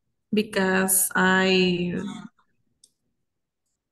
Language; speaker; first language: English; non-native, learner; Spanish